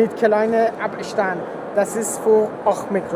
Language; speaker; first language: German; non-native, learner; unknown